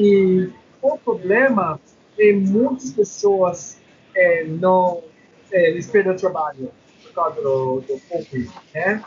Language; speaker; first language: Portuguese; non-native, learner; English